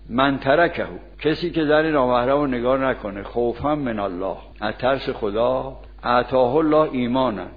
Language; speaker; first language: Persian; native; Persian